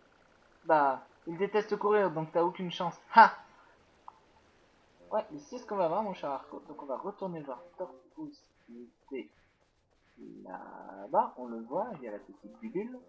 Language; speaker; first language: French; native; French